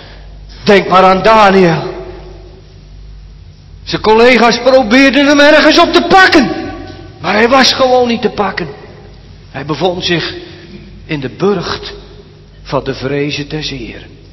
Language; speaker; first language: Dutch; native; Dutch